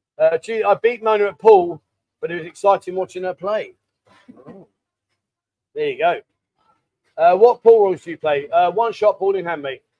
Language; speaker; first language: English; native; English